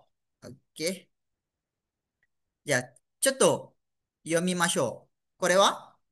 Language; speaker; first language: Japanese; non-native, fluent; Malay